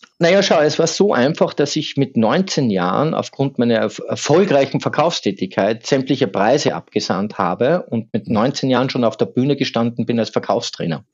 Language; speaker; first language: German; native; German